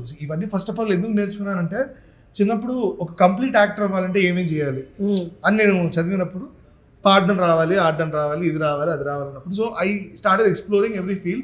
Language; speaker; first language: Telugu; native; Telugu